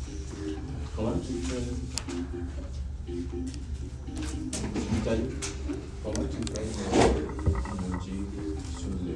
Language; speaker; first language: French; non-native, learner; Ukrainian